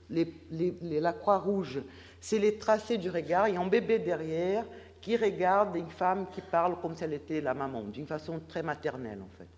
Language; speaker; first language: French; non-native, fluent; Portuguese